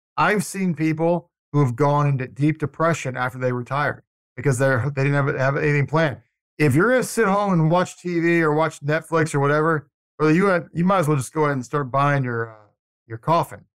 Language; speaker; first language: English; native; English